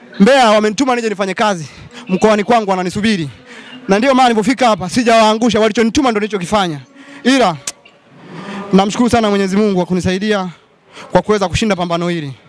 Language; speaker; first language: Swahili; native; Swahili